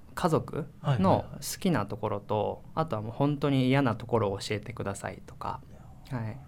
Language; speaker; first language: Japanese; native; Japanese